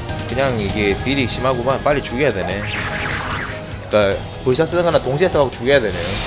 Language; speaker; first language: Korean; native; Korean